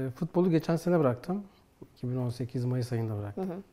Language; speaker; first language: Turkish; native; Turkish